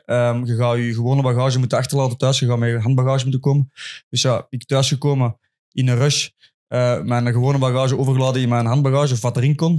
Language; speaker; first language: Dutch; native; Dutch